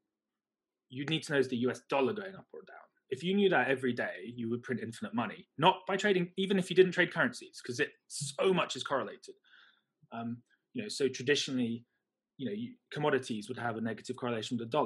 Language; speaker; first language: English; native; English